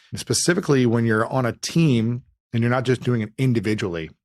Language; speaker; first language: English; native; English